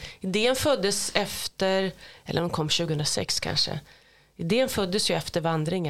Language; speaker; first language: Swedish; native; Swedish